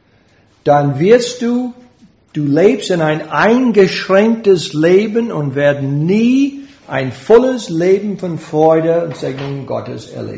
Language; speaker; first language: German; non-native, fluent; English